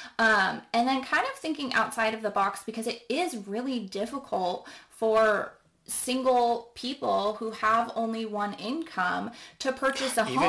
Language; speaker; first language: English; native; English